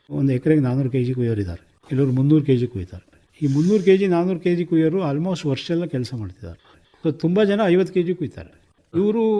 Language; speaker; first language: Kannada; native; Kannada